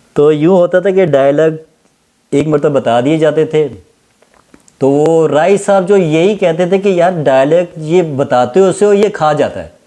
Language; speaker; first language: Urdu; native; Urdu